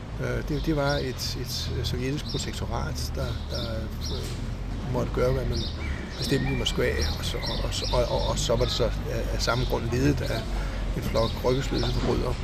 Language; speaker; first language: Danish; native; Danish